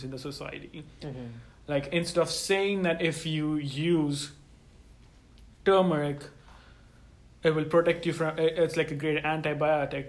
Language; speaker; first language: English; non-native, local second language; Telugu